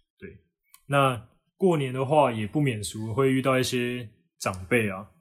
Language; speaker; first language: Chinese; native; Chinese